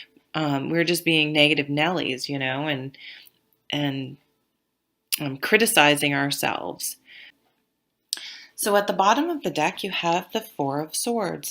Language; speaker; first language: English; native; English